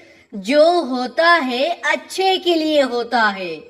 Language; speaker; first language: Hindi; non-native, fluent; Bangla